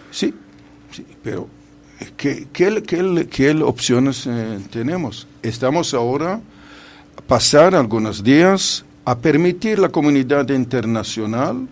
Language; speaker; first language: Spanish; non-native, fluent; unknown